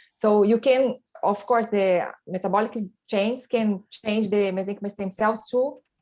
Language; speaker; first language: English; non-native, fluent; Portuguese